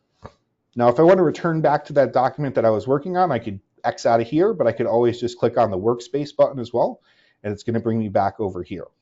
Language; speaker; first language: English; native; English